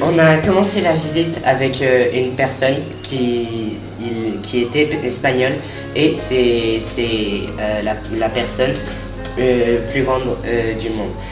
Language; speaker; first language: French; non-native, fluent; Spanish